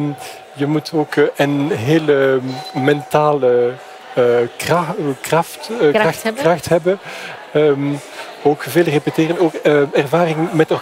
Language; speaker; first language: Dutch; non-native, fluent; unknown